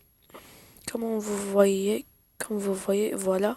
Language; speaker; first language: French; non-native, learner; Arabic